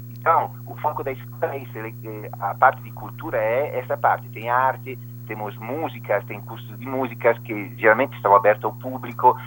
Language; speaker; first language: Portuguese; non-native, fluent; Italian